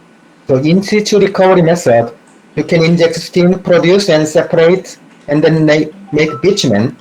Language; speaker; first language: English; non-native, fluent; Korean